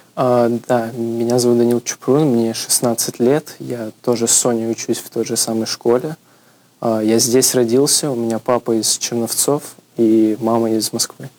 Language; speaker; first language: Russian; early bilingual, heritage; Russian